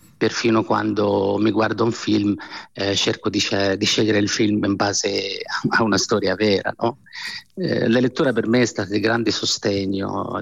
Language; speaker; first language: Italian; non-native, fluent; Arabic